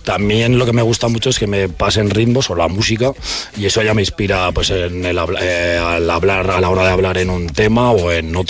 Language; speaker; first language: Spanish; native; Spanish